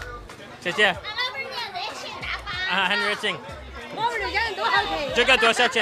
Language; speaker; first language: Chinese; non-native, learner; English